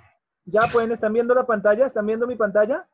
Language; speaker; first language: Spanish; native; Spanish